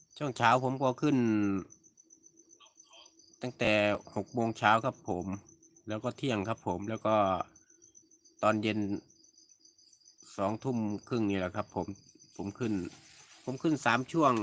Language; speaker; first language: Thai; native; Thai